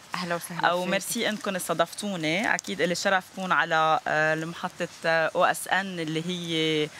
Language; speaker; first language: Arabic; native; Arabic